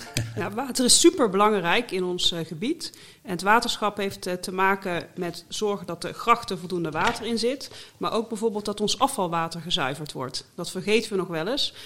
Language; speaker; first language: Dutch; native; Dutch